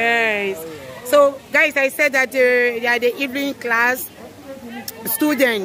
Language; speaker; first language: English; non-native, learner; French